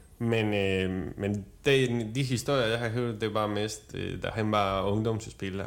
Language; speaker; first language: Danish; non-native, fluent; Spanish